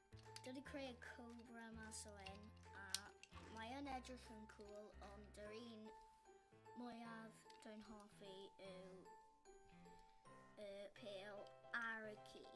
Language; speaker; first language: Welsh; non-native, local second language; English